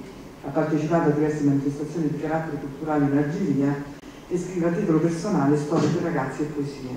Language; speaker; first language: Italian; native; Italian